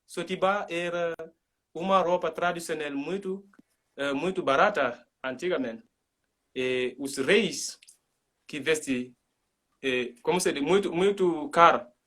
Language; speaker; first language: Portuguese; non-native, learner; Mandingo